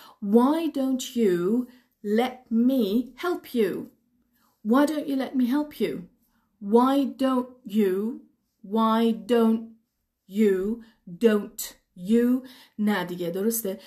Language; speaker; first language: English; native; English